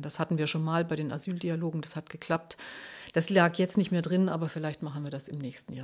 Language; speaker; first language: German; native; German